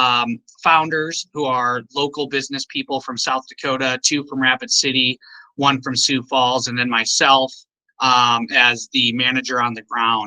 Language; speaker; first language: English; native; English